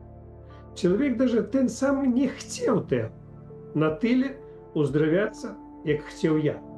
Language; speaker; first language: Polish; non-native, fluent; Ukrainian